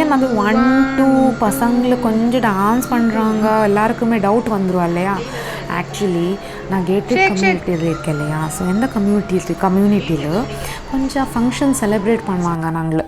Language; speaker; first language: Tamil; non-native, learner; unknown